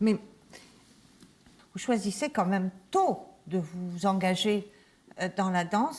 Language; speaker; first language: French; native; French